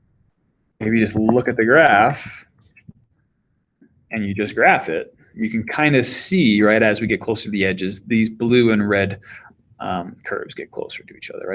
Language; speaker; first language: English; native; English